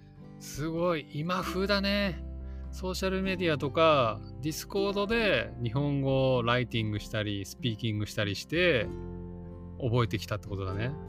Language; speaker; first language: Japanese; native; Japanese